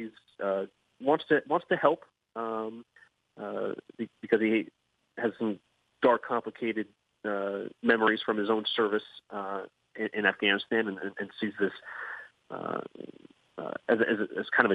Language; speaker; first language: English; native; English